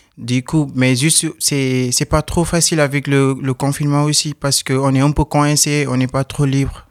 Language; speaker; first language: French; non-native, local second language; Wolof